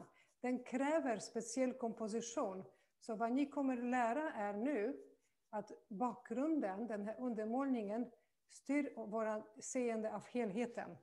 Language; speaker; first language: Swedish; non-native, fluent; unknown